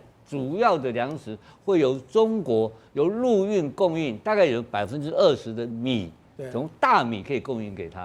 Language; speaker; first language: Chinese; native; Chinese